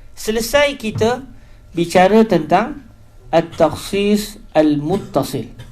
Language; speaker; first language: Malay; native; Malay